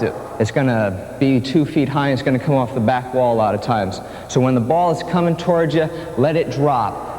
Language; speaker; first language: English; native; English